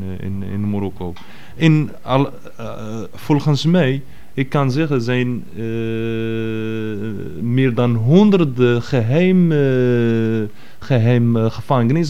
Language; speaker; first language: Dutch; non-native, fluent; Arabic